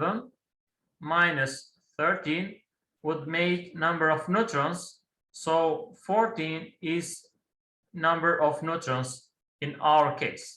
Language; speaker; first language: English; non-native, fluent; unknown